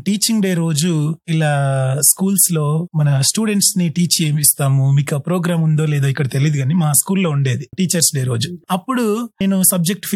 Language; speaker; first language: Telugu; native; Telugu